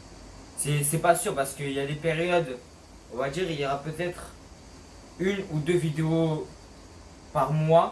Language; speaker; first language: French; native; French